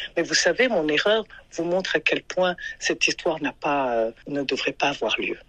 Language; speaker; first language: French; non-native, local second language; Rundi